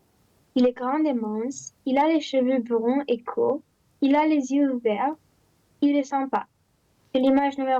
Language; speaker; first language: French; non-native, learner; Romanian